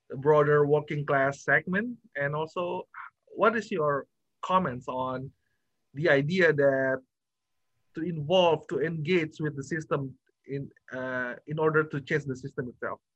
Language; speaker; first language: English; non-native, fluent; Indonesian